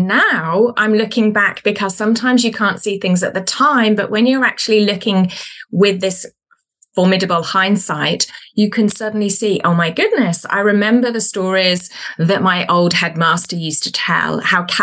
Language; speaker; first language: English; native; English